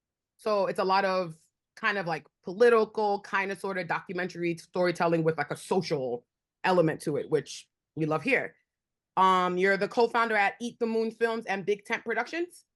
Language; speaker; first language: English; native; English